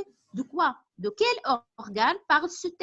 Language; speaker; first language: French; non-native, local second language; Arabic